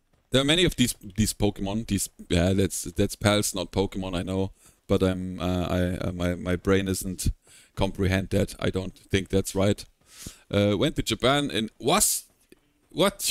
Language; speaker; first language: English; non-native, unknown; German